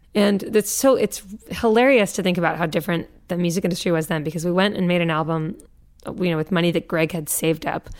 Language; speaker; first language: English; native; English